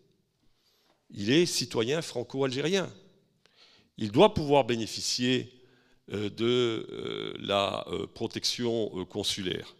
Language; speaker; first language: French; native; French